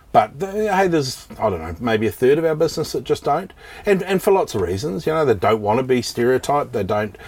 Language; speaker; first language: English; native; English